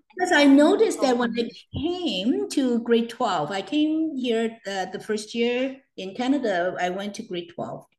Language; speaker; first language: English; non-native, local second language; Cantonese